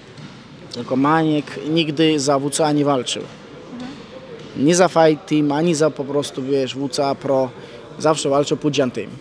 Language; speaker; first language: Polish; non-native, fluent; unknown